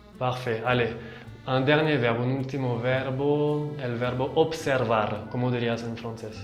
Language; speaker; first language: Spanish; non-native, fluent; French